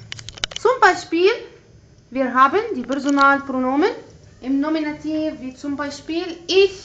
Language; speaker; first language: German; non-native, fluent; Arabic